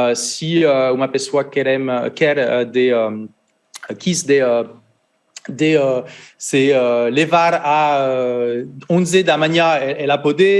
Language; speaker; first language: Portuguese; non-native, learner; French